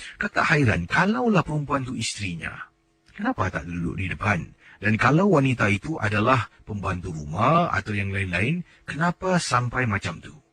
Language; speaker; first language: Malay; native; Malay